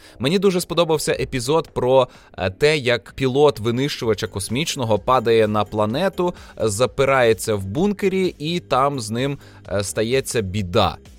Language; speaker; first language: Ukrainian; native; Ukrainian